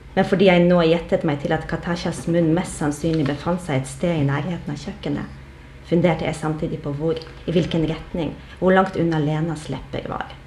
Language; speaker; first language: Norwegian; early bilingual, other home language; Polish